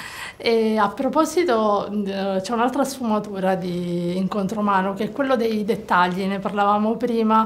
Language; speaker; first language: Italian; native; Italian